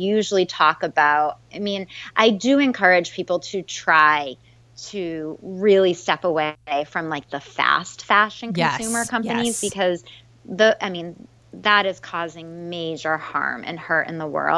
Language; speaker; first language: English; native; English